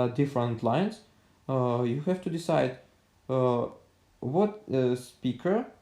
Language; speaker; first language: English; non-native, fluent; Russian